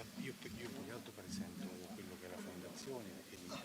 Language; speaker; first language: Italian; native; Italian